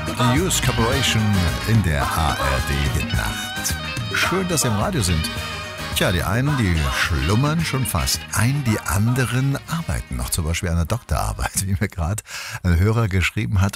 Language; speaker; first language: German; native; German